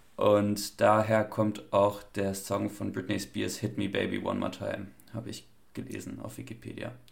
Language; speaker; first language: German; native; German